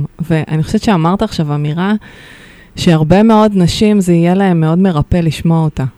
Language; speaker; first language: Hebrew; native; Hebrew